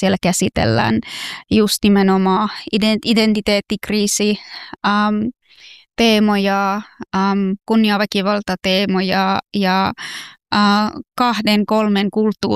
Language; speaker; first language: Finnish; non-native, fluent; Persian